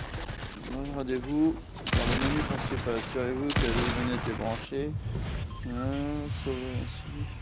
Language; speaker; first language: French; native; French